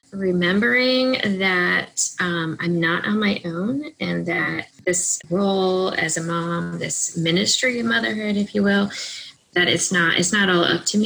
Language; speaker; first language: English; native; English